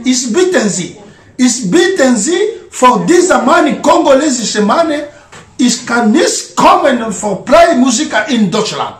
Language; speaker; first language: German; non-native, learner; Lingala